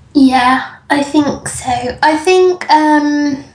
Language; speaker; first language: English; native; English